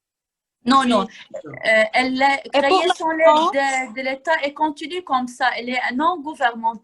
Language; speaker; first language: French; non-native, fluent; Arabic